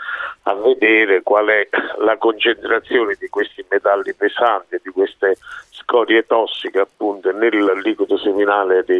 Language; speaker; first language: Italian; native; Italian